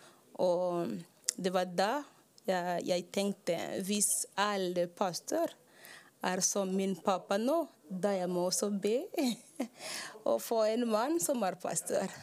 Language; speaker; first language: Norwegian; non-native, learner; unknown